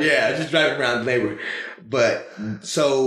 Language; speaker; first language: English; non-native, fluent; Spanish